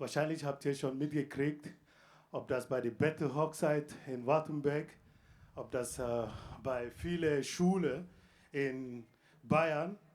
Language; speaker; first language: German; non-native, fluent; Igbo